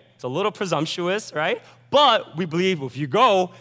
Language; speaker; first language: English; early bilingual, other home language; Korean